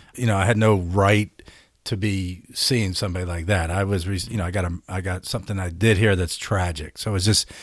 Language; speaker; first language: English; native; English